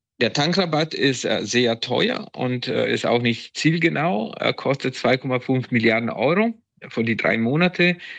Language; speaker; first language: German; non-native, fluent; Italian